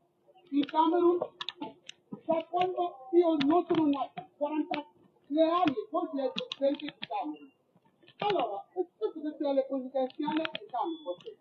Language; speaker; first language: Italian; non-native, learner; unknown